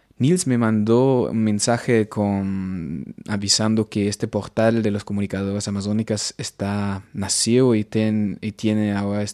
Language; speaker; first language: Spanish; non-native, fluent; German